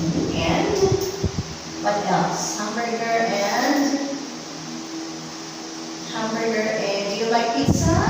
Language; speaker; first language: English; non-native, fluent; Vietnamese